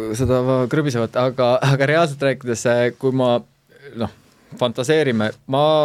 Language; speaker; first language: Estonian; native; Estonian